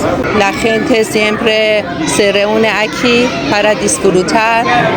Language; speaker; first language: Spanish; non-native, learner; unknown